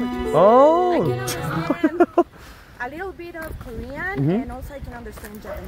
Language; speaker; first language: English; non-native, fluent; Spanish